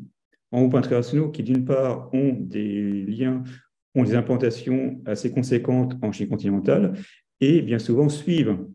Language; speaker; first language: French; native; French